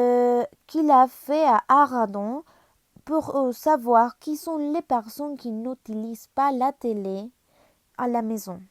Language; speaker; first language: French; non-native, learner; Spanish